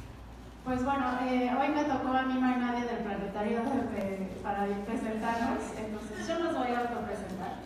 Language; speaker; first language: Spanish; native; Spanish